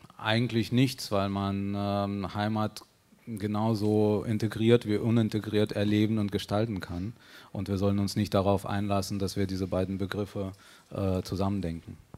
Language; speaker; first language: German; early bilingual, other home language; Russian